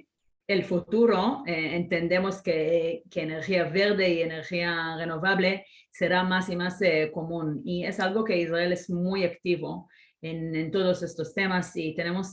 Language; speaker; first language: Spanish; non-native, fluent; Hebrew